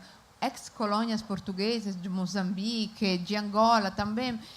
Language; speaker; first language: Portuguese; non-native, fluent; Italian